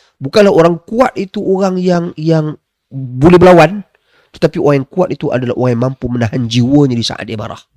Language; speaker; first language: Malay; native; Malay